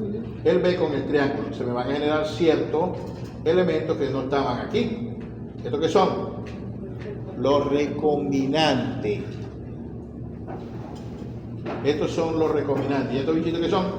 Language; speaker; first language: Spanish; native; Spanish